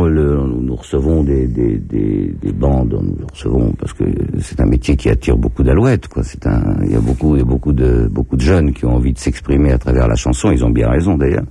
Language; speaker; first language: French; native; French